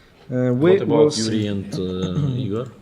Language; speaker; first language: English; non-native, fluent; Ukrainian